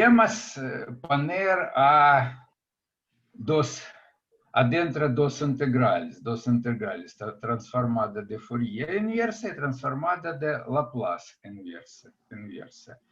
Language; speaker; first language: Spanish; non-native, fluent; Russian